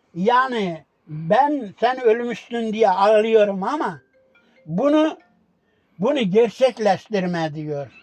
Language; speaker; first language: Turkish; native; Turkish